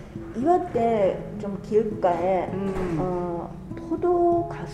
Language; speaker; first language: Korean; non-native, fluent; Japanese